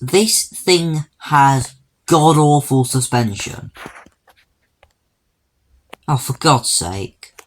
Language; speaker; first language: English; native; English